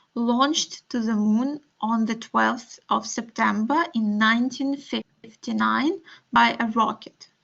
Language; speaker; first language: English; non-native, fluent; Russian